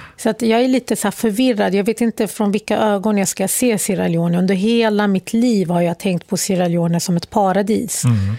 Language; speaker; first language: Swedish; early bilingual, other home language; Arabic